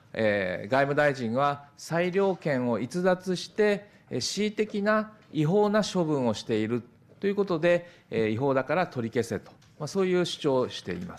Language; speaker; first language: Japanese; native; Japanese